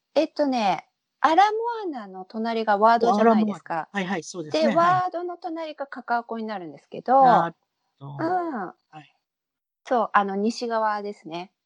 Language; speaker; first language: Japanese; native; Japanese